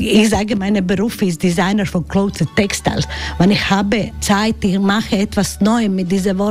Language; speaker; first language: German; non-native, learner; Croatian